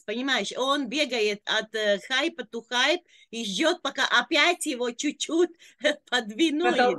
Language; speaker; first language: Russian; non-native, local second language; Latvian